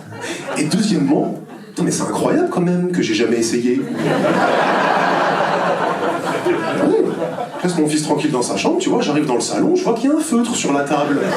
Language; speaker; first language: French; native; French